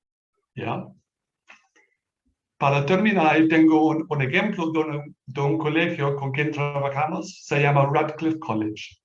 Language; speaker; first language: Spanish; non-native, fluent; English